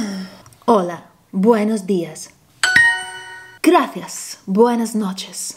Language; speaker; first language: Spanish; non-native, learner; Greek